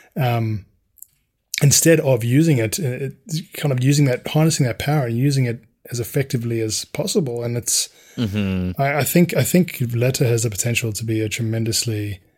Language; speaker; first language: English; native; English